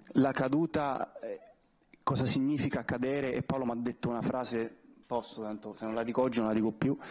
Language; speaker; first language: Italian; native; Italian